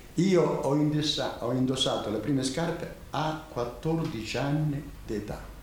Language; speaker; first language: Italian; native; Italian